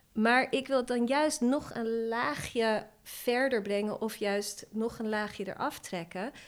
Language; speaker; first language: Dutch; non-native, fluent; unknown